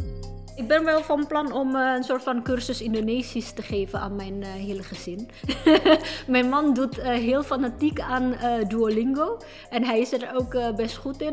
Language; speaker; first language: Dutch; non-native, fluent; Indonesian